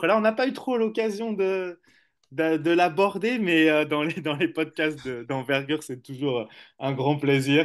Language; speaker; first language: French; native; French